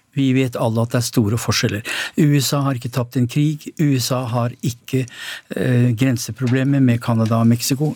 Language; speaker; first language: Norwegian; native; Norwegian